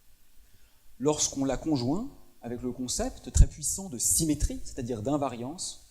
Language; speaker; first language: French; native; French